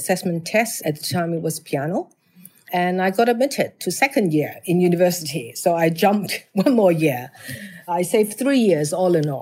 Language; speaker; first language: English; non-native, local second language; Cantonese